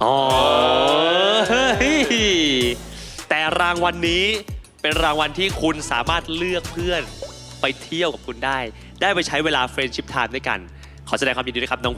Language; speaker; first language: Thai; native; Thai